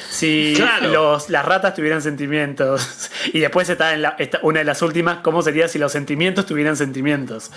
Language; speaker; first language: Spanish; native; Spanish